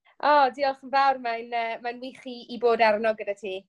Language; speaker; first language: Welsh; non-native, local second language; English